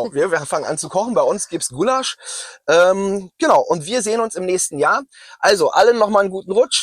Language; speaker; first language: German; native; German